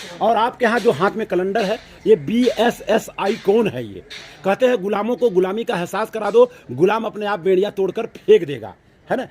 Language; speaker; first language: Hindi; native; Hindi